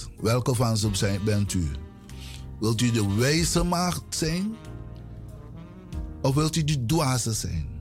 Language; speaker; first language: Dutch; non-native, local second language; Sranan Tongo